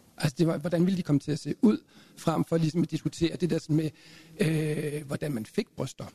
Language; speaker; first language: Danish; native; Danish